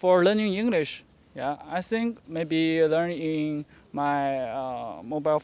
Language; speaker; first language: English; non-native, learner; Chinese